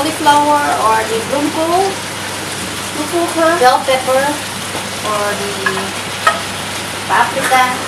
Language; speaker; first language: Dutch; non-native, fluent; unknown